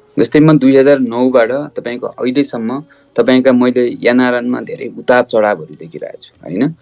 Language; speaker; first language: Nepali; native; Nepali